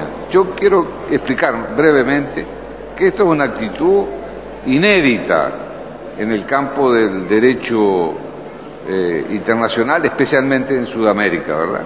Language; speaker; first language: Spanish; native; Spanish